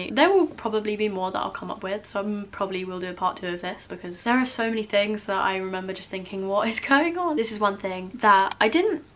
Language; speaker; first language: English; native; English